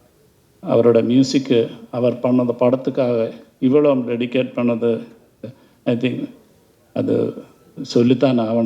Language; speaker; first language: Tamil; non-native, learner; Malayalam